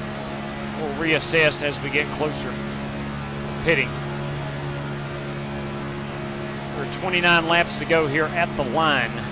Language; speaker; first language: English; native; English